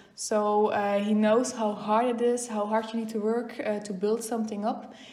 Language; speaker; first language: English; non-native, fluent; Dutch